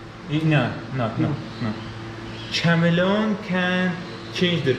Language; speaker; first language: English; non-native, learner; Persian